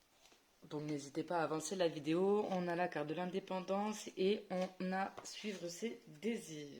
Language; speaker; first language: French; native; French